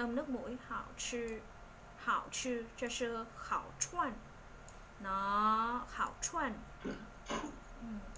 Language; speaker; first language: Chinese; non-native, fluent; Vietnamese